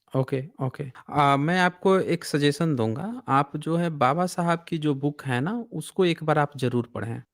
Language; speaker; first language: Hindi; native; Hindi